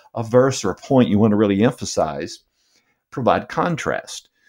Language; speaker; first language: English; native; English